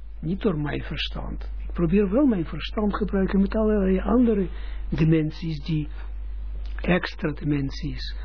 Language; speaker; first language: Dutch; non-native, fluent; Russian